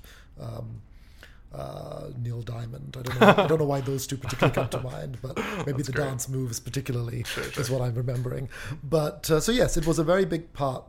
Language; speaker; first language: English; native; English